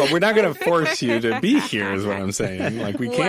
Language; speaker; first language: English; native; English